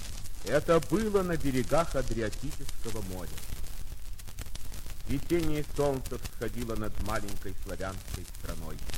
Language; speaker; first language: Russian; native; Russian